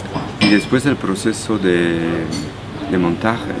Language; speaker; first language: Spanish; non-native, fluent; French